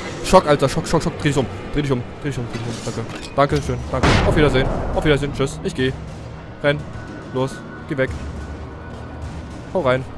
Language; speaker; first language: German; native; German